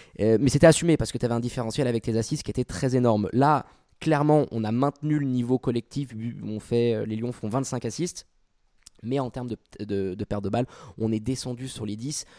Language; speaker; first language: French; native; French